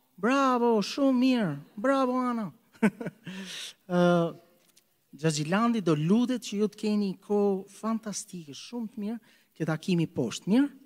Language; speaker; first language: Albanian; non-native, fluent; English